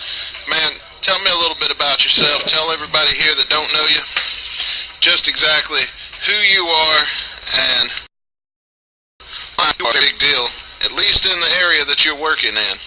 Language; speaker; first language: English; native; English